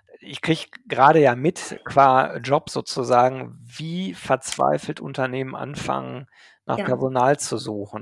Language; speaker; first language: German; native; German